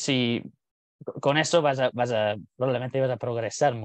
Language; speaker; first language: Spanish; non-native, fluent; English